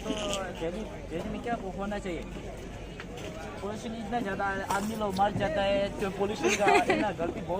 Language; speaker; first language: Hindi; non-native, learner; Tibetan